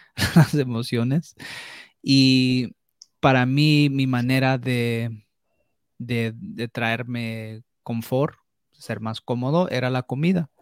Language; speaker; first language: Spanish; early bilingual, heritage; Spanish